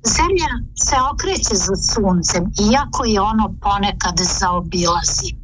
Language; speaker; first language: Serbian; native; Serbian